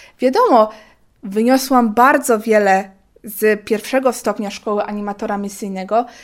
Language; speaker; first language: Polish; native; Polish